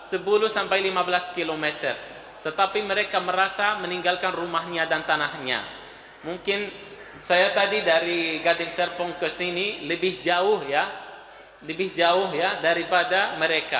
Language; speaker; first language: Indonesian; non-native, fluent; Arabic